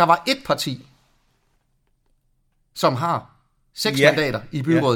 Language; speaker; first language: Danish; native; Danish